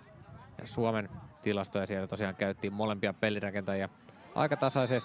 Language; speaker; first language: Finnish; native; Finnish